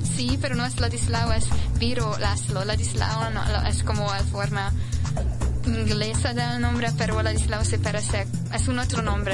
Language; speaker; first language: Spanish; non-native, learner; Hungarian